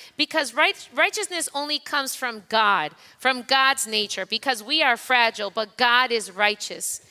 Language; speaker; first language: English; non-native, fluent; Spanish